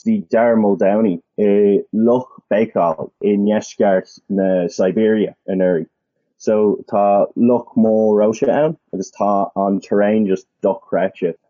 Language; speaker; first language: Irish; non-native, local second language; English